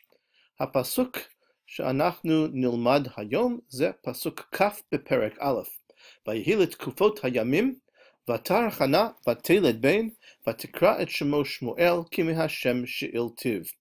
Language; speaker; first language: Hebrew; non-native, fluent; English